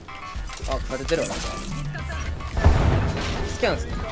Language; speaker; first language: Japanese; native; Japanese